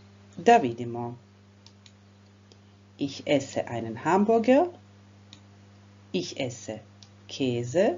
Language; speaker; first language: German; non-native, fluent; Croatian